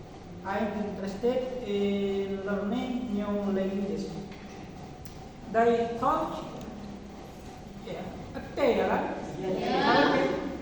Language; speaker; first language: English; non-native, learner; Indonesian